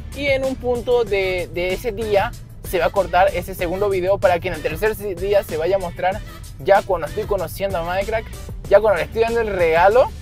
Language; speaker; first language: Spanish; native; Spanish